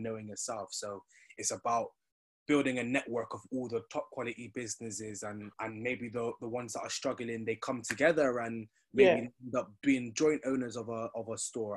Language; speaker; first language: English; native; English